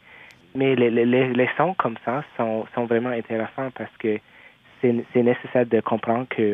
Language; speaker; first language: French; non-native, local second language; English